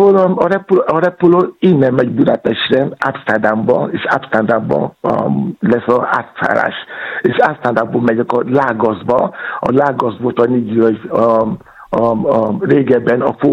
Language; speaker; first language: Hungarian; non-native, learner; Yoruba